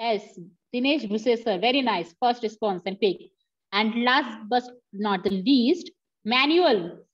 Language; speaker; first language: English; non-native, local second language; Marathi